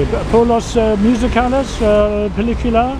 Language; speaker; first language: Spanish; non-native, learner; English